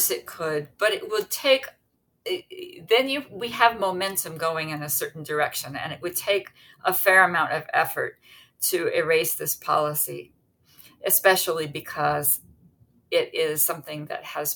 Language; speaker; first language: English; native; English